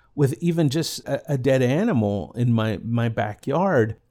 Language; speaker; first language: English; native; English